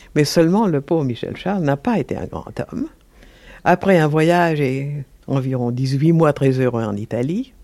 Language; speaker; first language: French; native; French